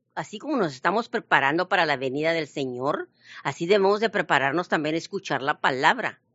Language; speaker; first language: Spanish; early bilingual, heritage; Spanish